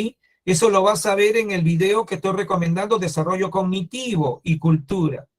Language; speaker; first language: Spanish; native; Spanish